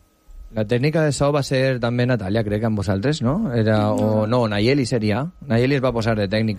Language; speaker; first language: Catalan; native; Catalan